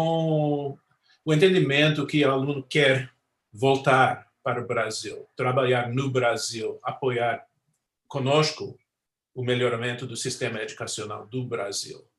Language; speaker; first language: Portuguese; non-native, fluent; English